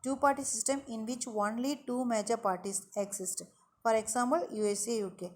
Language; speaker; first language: English; non-native, local second language; Tamil